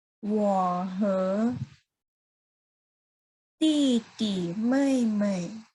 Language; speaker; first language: Chinese; non-native, fluent; Thai